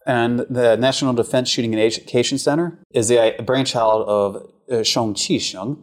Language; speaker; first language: English; native; English